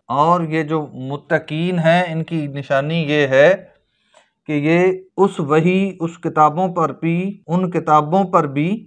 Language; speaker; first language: Urdu; native; Urdu